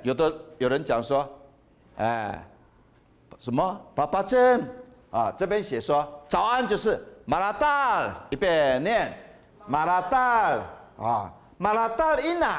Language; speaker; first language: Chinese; non-native, local second language; Amis